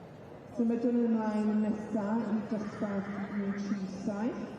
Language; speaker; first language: Welsh; non-native, learner; English